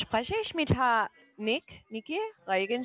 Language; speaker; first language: German; non-native, fluent; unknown